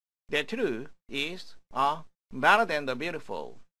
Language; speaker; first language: English; non-native, fluent; Korean